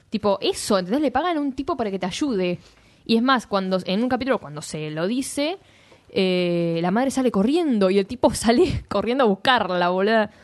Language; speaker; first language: Spanish; native; Spanish